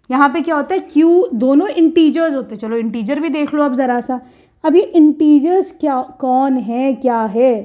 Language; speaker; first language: Hindi; native; Hindi